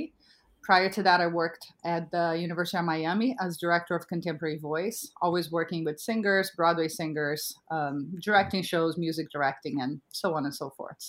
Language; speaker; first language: English; non-native, fluent; Portuguese